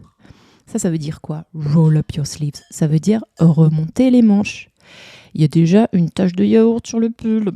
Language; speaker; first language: French; native; French